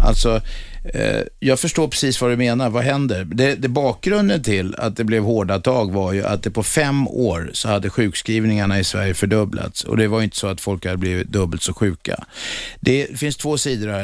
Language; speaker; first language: Swedish; native; Swedish